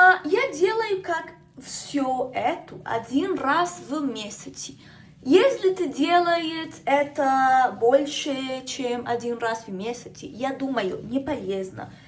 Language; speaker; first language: Russian; non-native, learner; Spanish